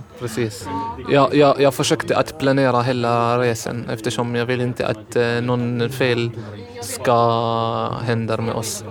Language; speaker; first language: Swedish; non-native, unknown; Arabic